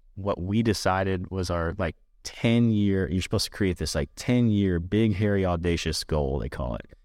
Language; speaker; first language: English; native; English